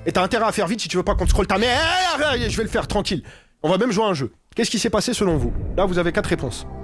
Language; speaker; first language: French; non-native, local second language; Arabic